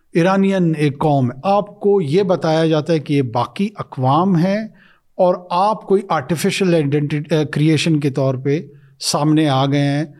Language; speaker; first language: Urdu; non-native, local second language; Pashto